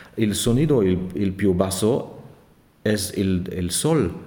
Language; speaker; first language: Spanish; non-native, learner; German